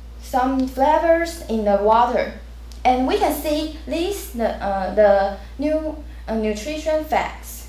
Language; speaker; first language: English; non-native, learner; Chinese